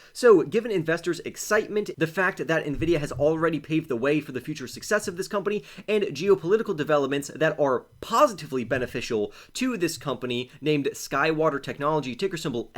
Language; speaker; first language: English; native; English